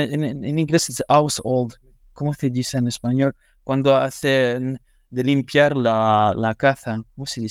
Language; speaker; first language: Spanish; non-native, learner; French